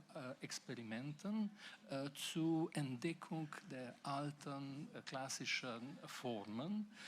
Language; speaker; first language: German; non-native, fluent; Slovenian